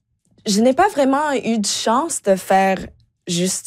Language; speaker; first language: French; non-native, local second language; English